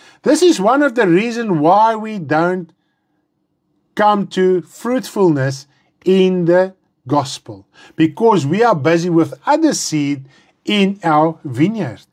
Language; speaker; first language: English; non-native, local second language; Afrikaans